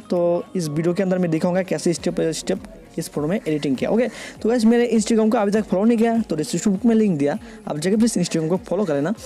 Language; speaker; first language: Hindi; non-native, local second language; Bangla